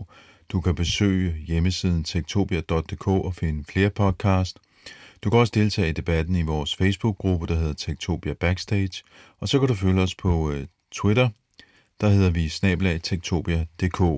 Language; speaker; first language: Danish; native; Danish